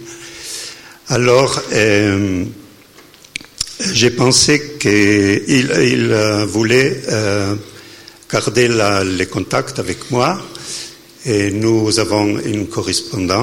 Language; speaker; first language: French; non-native, learner; Italian